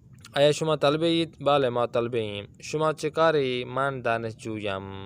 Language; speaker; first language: Persian; non-native, fluent; Urdu